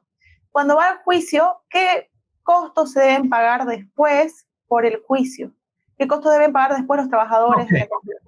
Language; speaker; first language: Spanish; native; Spanish